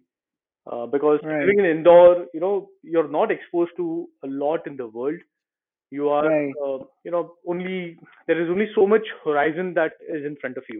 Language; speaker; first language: English; non-native, local second language; Marathi